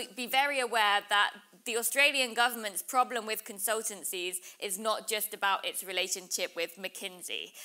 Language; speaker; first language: English; native; English